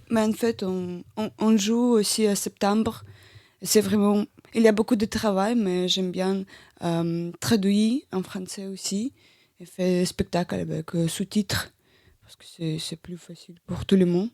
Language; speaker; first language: French; non-native, learner; Russian